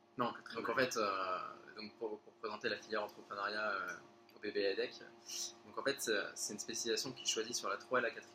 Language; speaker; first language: French; native; French